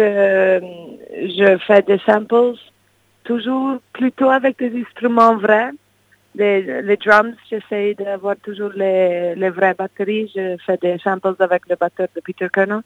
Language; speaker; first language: French; non-native, fluent; English